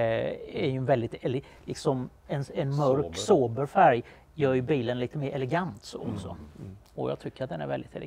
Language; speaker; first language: Swedish; native; Swedish